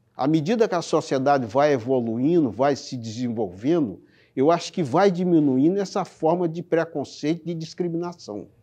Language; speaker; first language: Portuguese; native; Portuguese